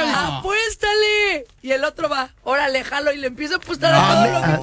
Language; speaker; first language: Spanish; native; Spanish